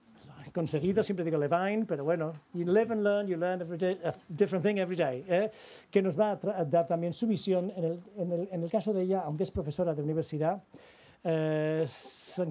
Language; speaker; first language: Spanish; native; Spanish